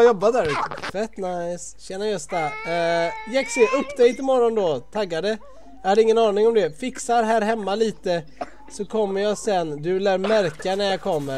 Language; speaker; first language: Swedish; native; Swedish